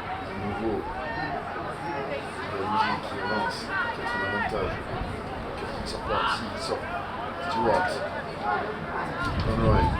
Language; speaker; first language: French; native; French